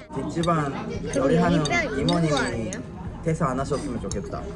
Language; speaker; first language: Korean; non-native, fluent; Japanese